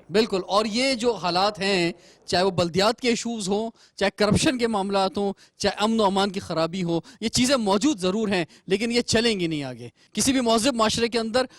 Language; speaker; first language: Urdu; native; Urdu